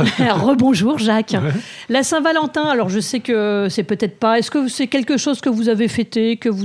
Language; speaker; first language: French; native; French